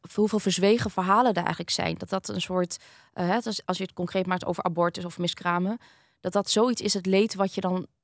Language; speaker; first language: Dutch; early bilingual, other home language; Vietnamese